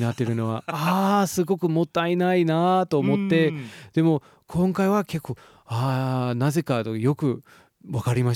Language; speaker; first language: Japanese; non-native, fluent; English